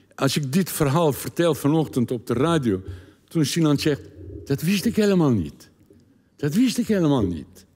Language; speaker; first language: Dutch; non-native, learner; Turkish